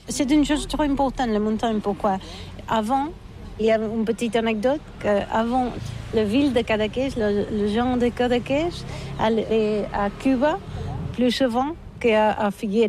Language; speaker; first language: French; non-native, learner; Catalan